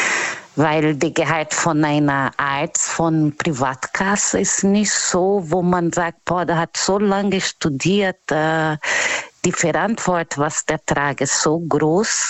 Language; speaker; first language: German; non-native, learner; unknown